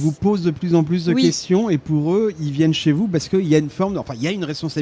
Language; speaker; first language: French; native; French